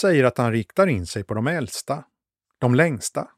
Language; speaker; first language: Swedish; native; Swedish